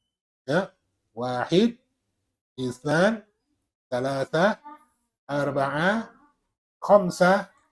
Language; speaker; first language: Arabic; non-native, fluent; Indonesian